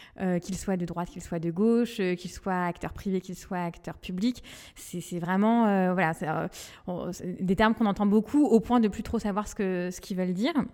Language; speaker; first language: French; non-native, local second language; Malagasy